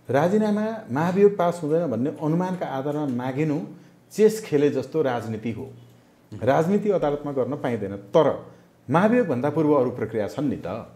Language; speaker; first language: Nepali; native; Nepali